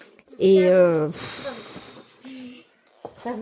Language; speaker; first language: French; native; French